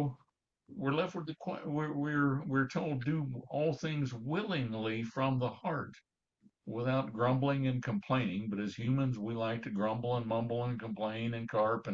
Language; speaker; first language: English; native; English